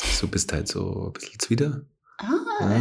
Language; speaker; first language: German; native; German